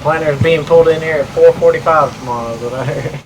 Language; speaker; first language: English; native; English